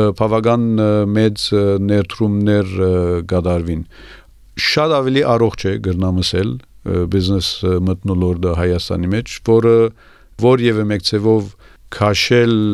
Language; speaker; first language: Armenian; early bilingual, heritage; Armenian